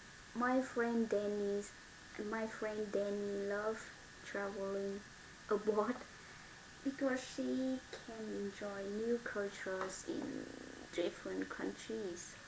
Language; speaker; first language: English; non-native, learner; Vietnamese